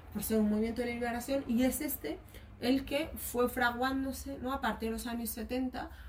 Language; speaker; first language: Spanish; early bilingual, other home language; Arabic